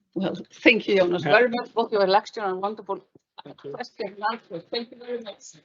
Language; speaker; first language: English; non-native, fluent; Icelandic